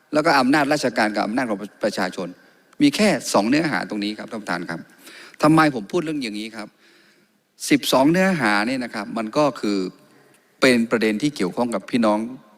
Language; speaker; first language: Thai; non-native, local second language; Karen languages